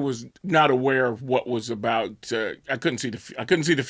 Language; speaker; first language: English; native; English